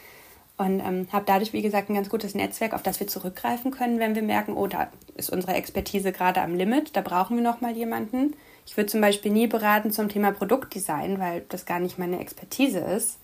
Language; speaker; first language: German; native; German